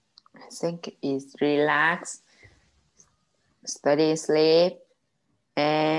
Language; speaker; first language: English; non-native, learner; Vietnamese